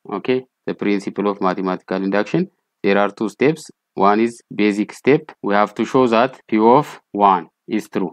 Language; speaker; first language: English; non-native, local second language; Amharic